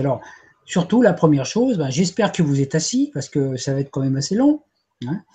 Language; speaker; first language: French; native; French